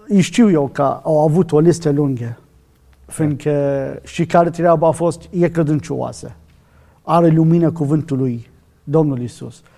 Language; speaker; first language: Romanian; non-native, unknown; Arabic